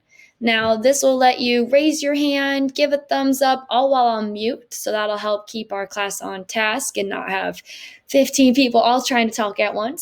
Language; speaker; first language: English; native; English